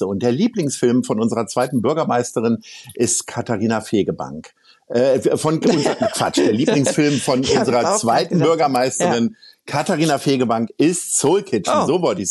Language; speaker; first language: German; native; German